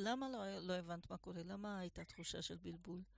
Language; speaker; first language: Hebrew; non-native, fluent; Portuguese